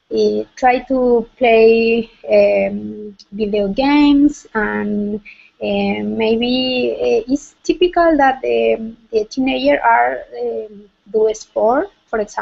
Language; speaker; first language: English; non-native, learner; Spanish